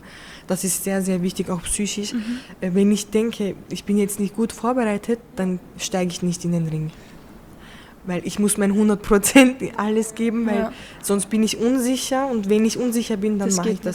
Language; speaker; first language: German; early bilingual, other home language; Turkish